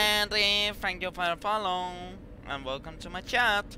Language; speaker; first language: English; non-native, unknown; Danish